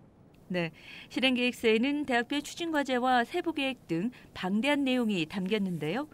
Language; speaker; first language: Korean; native; Korean